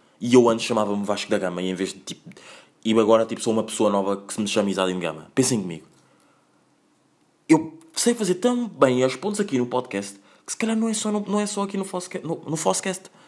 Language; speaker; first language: Portuguese; native; Portuguese